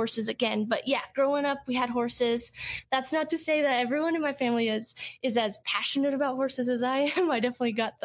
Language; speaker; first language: English; native; English